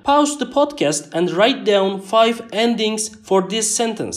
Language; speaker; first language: English; non-native, fluent; Turkish